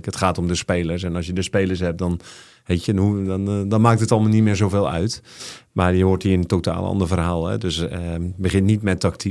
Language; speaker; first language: Dutch; native; Dutch